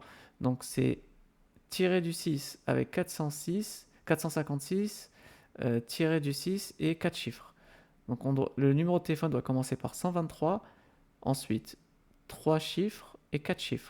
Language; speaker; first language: French; native; French